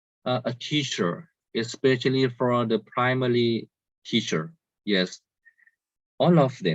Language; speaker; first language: English; non-native, learner; Thai